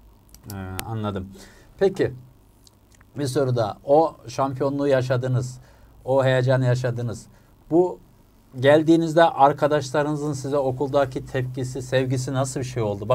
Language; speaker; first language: Turkish; native; Turkish